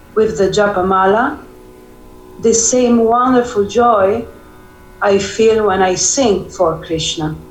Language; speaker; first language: English; non-native, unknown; Italian